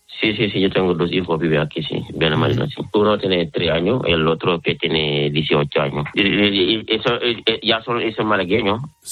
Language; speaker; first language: Spanish; non-native, learner; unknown